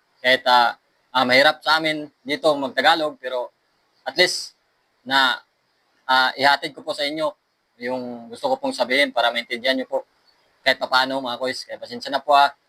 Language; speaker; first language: Filipino; non-native, local second language; Aklanon